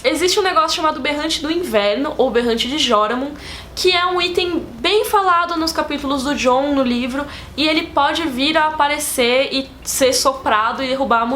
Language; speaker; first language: Portuguese; native; Portuguese